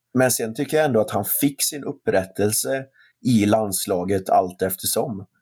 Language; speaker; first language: Swedish; native; Swedish